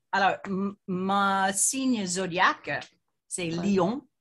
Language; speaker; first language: French; non-native, fluent; English